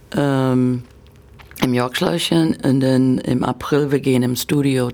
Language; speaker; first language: German; non-native, learner; English